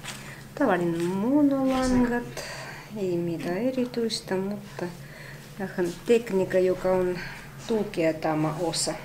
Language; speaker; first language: Finnish; non-native, fluent; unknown